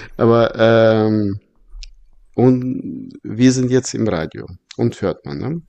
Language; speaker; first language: German; early bilingual, other home language; Russian